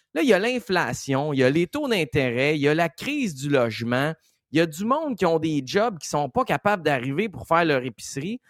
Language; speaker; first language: French; native; French